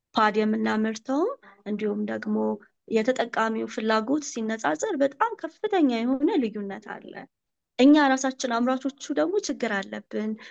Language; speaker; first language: Amharic; native; Amharic